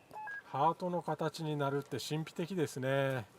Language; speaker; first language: Japanese; native; Japanese